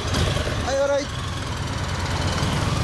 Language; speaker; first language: Japanese; native; Japanese